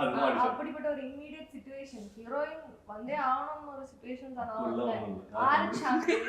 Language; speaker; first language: Tamil; non-native, fluent; Malayalam